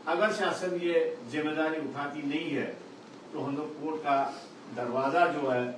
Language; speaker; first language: Hindi; non-native, local second language; Marathi